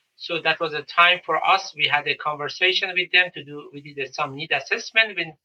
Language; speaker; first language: English; non-native, fluent; Persian